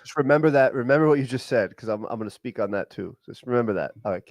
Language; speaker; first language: English; native; English